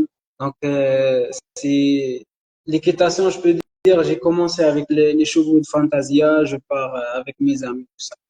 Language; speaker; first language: French; non-native, local second language; Arabic